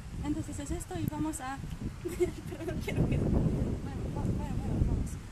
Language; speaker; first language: Spanish; non-native, fluent; Polish